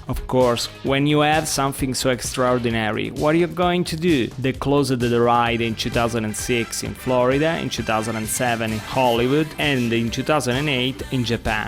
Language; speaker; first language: English; non-native, fluent; Italian